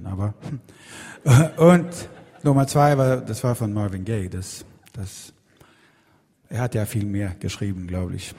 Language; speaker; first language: German; non-native, fluent; Swedish